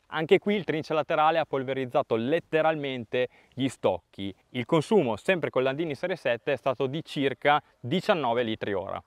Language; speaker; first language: Italian; native; Italian